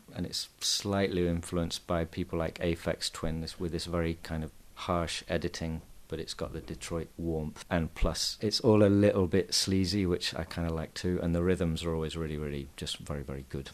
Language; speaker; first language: English; native; English